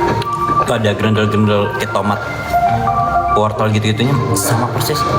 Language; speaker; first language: Indonesian; native; Indonesian